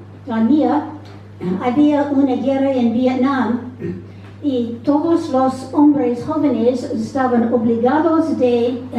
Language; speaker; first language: Spanish; non-native, fluent; English